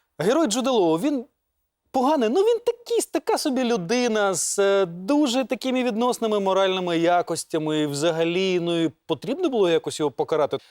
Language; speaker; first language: Ukrainian; native; Ukrainian